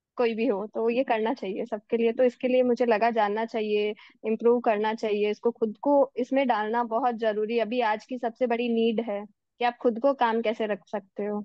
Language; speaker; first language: Hindi; native; Hindi